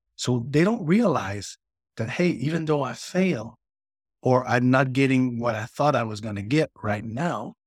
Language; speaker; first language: English; native; English